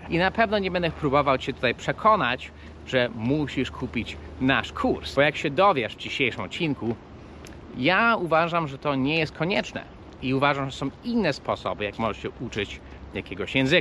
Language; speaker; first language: Polish; early bilingual, heritage; Polish